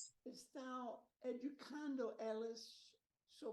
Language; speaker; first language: Portuguese; non-native, learner; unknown